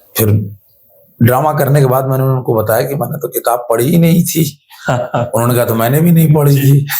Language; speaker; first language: Urdu; native; Urdu